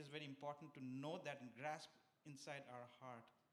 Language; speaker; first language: English; non-native, local second language; Bangla